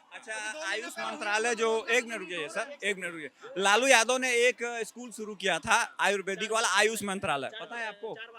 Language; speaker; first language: Hindi; native; Hindi